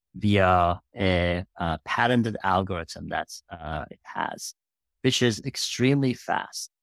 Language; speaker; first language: English; non-native, fluent; Persian